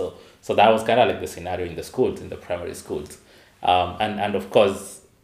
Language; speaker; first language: English; non-native, local second language; Kamba